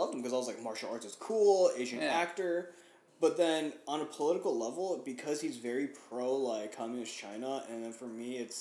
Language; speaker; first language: English; early bilingual, other home language; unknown